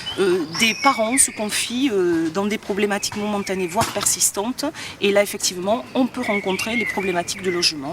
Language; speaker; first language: French; native; French